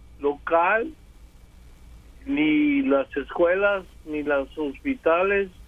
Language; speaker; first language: Spanish; early bilingual, other home language; English